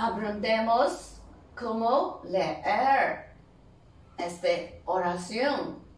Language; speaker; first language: Spanish; non-native, learner; Chinese